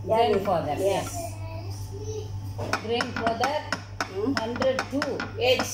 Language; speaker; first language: English; non-native, learner; Arabic